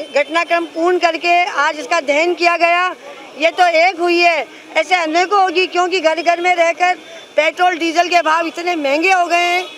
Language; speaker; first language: Hindi; native; Hindi